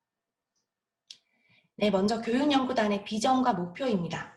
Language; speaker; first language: Korean; native; Korean